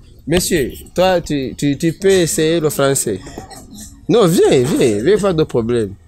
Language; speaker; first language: French; non-native, local second language; Rundi